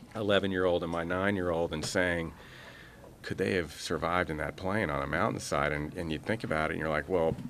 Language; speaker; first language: English; native; English